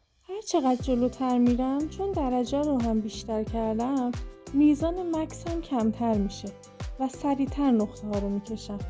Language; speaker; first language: Persian; native; Persian